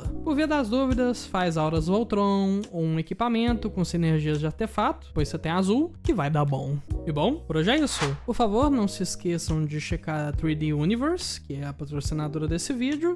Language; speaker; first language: Portuguese; native; Portuguese